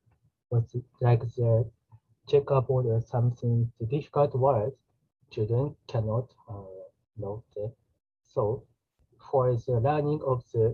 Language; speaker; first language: English; non-native, learner; Japanese